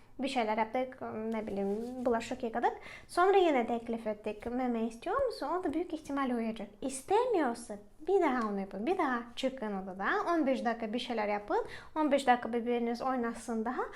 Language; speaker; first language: Turkish; non-native, fluent; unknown